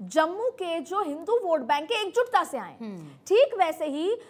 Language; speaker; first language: Hindi; native; Hindi